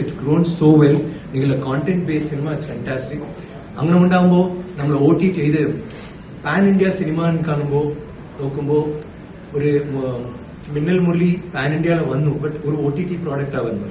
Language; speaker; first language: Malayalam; non-native, learner; Tamil